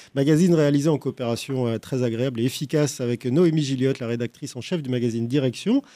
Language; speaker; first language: French; native; French